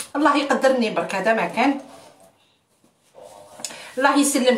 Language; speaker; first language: Arabic; native; Arabic